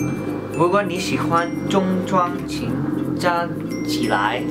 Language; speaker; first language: Chinese; non-native, learner; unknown